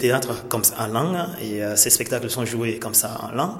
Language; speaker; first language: French; non-native, local second language; Mossi